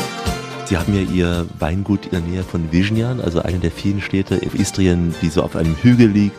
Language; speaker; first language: German; native; German